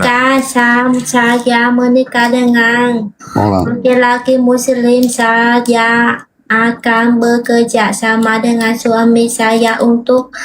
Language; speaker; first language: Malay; non-native, learner; Vietnamese